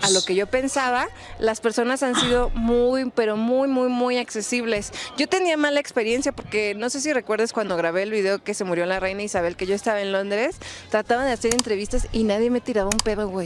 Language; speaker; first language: Spanish; native; Spanish